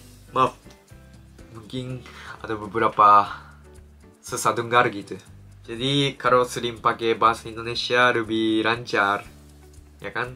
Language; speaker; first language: Indonesian; non-native, fluent; Japanese